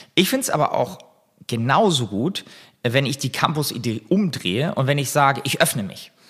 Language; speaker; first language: German; native; German